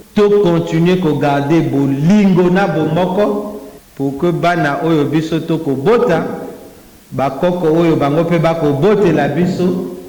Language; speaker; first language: Lingala; native; Lingala